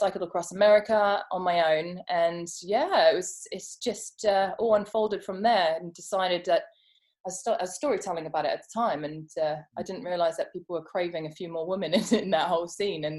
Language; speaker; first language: English; native; English